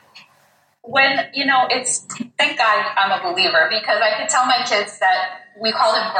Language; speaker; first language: English; native; English